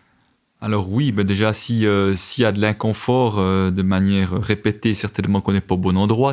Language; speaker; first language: French; native; French